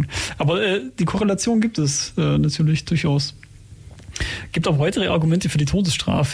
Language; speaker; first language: German; native; German